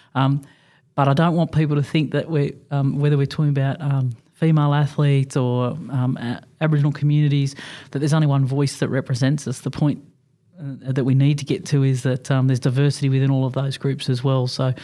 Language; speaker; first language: English; native; English